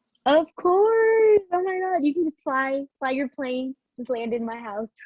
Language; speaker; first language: English; early bilingual, other home language; Spanish